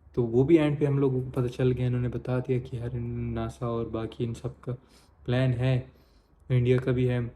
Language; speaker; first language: Urdu; non-native, local second language; Pashto